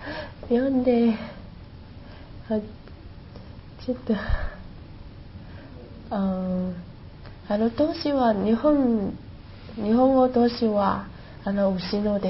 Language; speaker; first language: Japanese; non-native, learner; Chinese